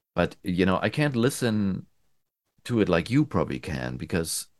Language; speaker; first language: English; non-native, fluent; German